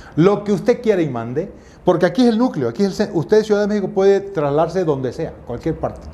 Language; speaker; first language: Spanish; native; Spanish